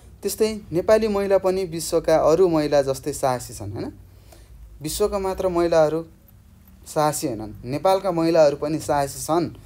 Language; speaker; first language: Nepali; native; Nepali